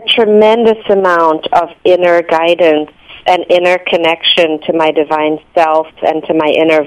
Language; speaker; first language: English; native; English